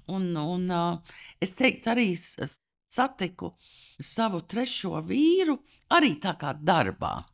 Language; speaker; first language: Latvian; early bilingual, heritage; Latvian